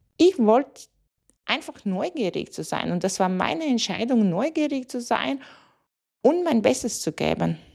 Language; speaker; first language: German; non-native, fluent; Latvian